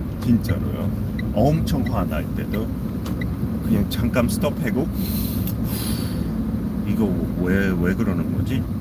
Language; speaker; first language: Korean; non-native, fluent; English